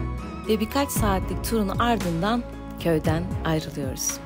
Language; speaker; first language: Turkish; native; Turkish